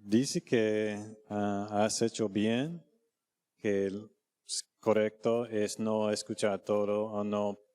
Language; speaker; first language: Spanish; non-native, fluent; English